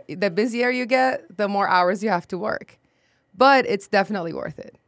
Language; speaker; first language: English; non-native, fluent; Arabic